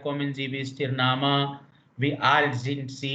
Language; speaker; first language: German; non-native, learner; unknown